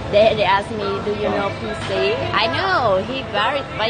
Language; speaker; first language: English; non-native, learner; Vietnamese